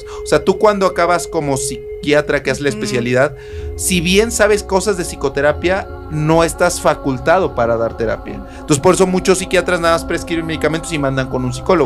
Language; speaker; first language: Spanish; native; Spanish